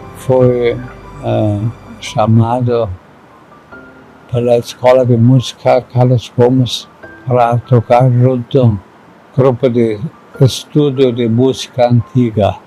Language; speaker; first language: Portuguese; non-native, fluent; German